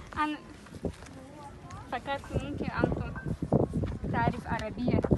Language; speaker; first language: Arabic; non-native, learner; Tajik